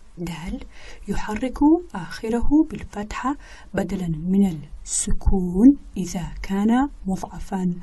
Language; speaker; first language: Arabic; non-native, local second language; Kurdish